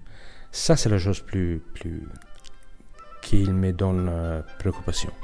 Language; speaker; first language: French; non-native, learner; Italian